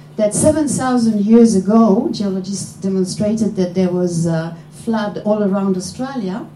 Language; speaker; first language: English; non-native, fluent; Polish